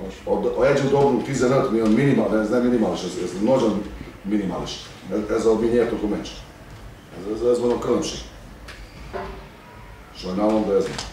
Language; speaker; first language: Hungarian; non-native, learner; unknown